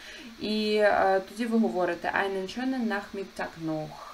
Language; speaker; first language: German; non-native, fluent; Ukrainian